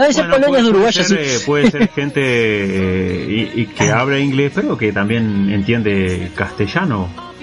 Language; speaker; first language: Spanish; native; Spanish